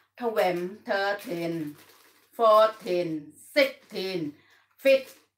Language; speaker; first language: English; non-native, learner; Thai